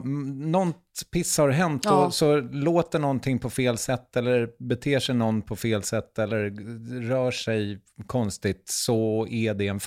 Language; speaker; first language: Swedish; native; Swedish